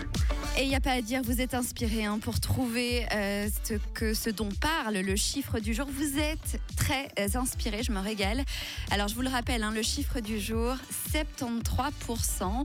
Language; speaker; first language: French; native; French